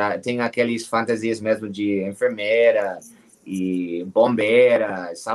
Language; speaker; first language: Portuguese; non-native, learner; English